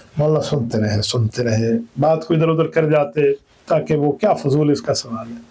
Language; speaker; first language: Urdu; non-native, local second language; Punjabi